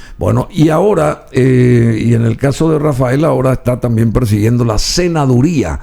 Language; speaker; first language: Spanish; native; Spanish